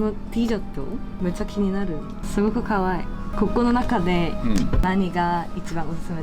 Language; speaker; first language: Japanese; non-native, learner; Korean